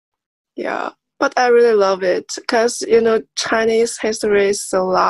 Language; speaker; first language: English; non-native, learner; Chinese